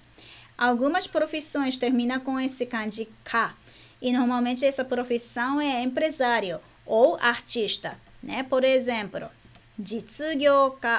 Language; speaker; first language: Portuguese; non-native, fluent; Japanese